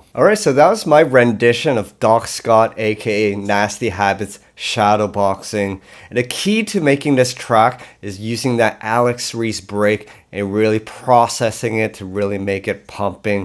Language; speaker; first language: English; native; English